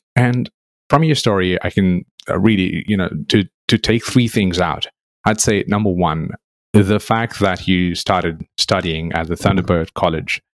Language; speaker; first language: English; non-native, local second language; Nepali